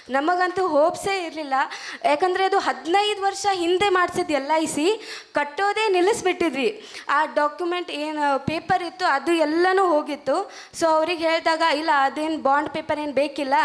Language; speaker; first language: Kannada; native; Kannada